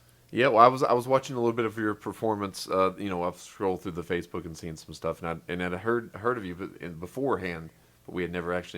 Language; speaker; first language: English; native; English